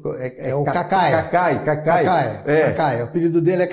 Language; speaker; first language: Portuguese; native; Portuguese